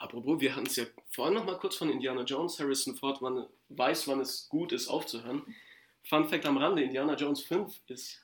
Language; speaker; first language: German; native; German